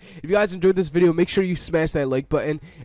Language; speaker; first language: English; native; English